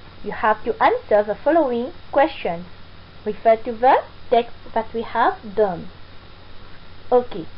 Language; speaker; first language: English; non-native, fluent; French